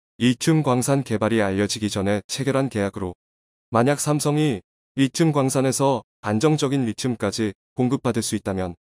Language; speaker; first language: Korean; native; Korean